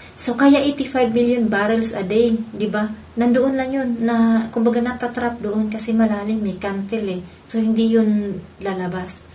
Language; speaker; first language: Filipino; non-native, local second language; Cebuano